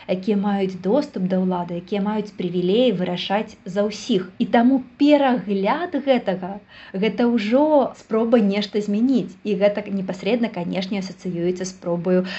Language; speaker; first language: Belarusian; native; Belarusian